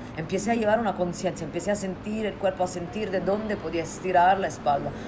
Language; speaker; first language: Spanish; non-native, fluent; Italian